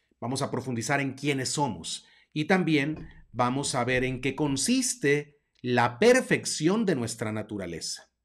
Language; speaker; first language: Spanish; native; Spanish